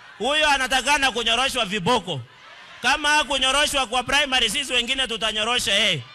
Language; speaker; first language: Swahili; non-native, local second language; Kalenjin